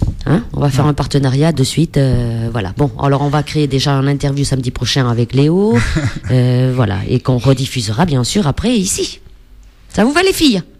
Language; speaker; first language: French; native; French